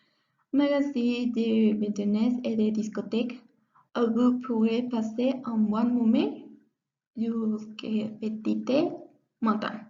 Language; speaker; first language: French; non-native, learner; Spanish